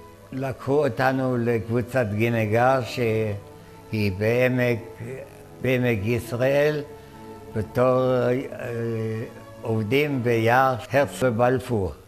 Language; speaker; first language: Hebrew; non-native, fluent; German